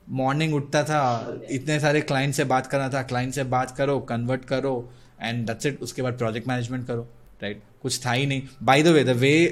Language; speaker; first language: Hindi; non-native, local second language; Odia